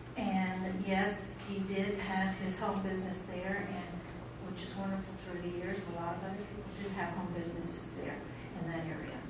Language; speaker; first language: English; native; English